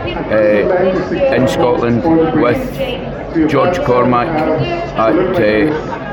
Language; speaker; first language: English; native; English